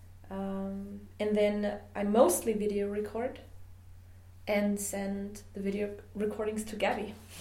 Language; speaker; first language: English; non-native, fluent; German